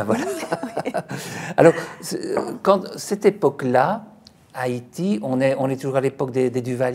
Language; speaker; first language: French; native; French